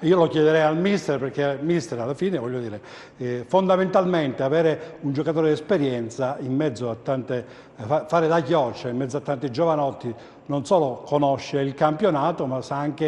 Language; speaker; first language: Italian; native; Italian